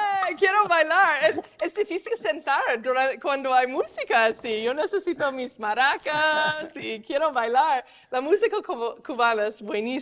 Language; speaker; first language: Spanish; non-native, fluent; English